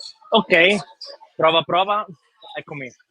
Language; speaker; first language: Italian; native; Italian